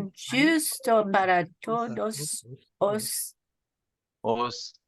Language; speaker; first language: Portuguese; non-native, learner; English